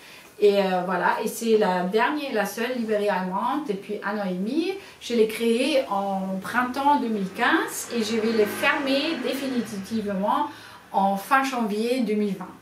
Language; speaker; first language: French; non-native, fluent; German